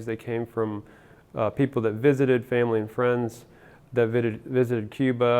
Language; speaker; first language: English; early bilingual, other home language; Spanish